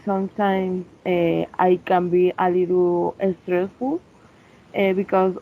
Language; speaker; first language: English; non-native, fluent; Spanish